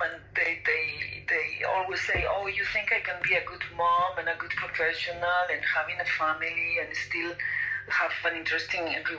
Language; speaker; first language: English; non-native, fluent; Spanish